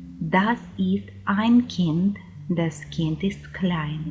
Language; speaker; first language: German; non-native, fluent; Ukrainian